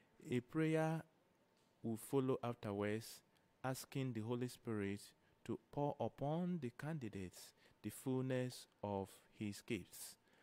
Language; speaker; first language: English; non-native, local second language; Igbo